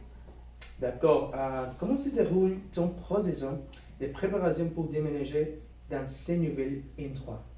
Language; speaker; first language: French; non-native, learner; Spanish